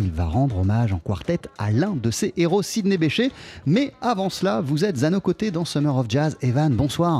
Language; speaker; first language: French; native; French